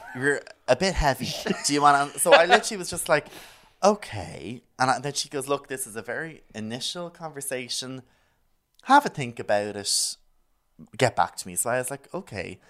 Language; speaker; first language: English; native; English